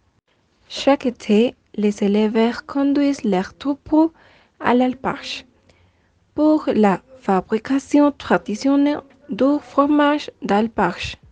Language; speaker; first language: French; non-native, learner; Spanish